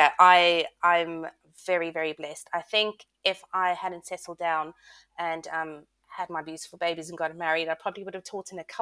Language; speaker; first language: English; native; English